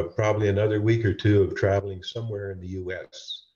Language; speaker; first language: English; native; English